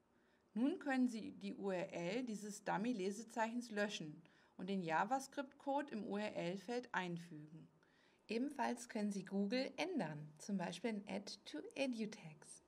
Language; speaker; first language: German; native; German